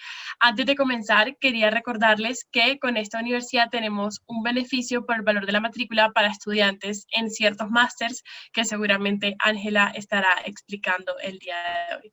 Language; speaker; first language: Spanish; native; Spanish